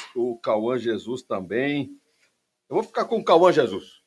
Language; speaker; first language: Portuguese; native; Portuguese